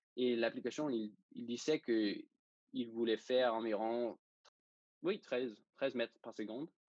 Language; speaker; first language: French; non-native, fluent; Danish